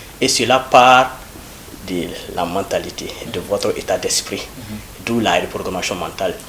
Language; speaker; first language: French; non-native, local second language; Bambara